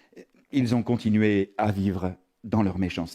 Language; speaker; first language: French; native; French